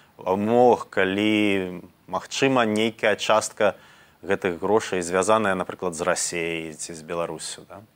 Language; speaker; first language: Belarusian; native; Belarusian